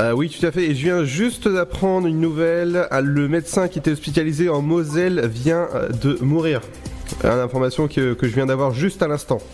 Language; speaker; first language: French; native; French